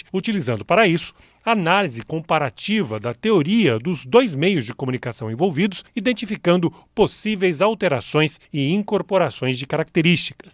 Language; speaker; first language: Portuguese; native; Portuguese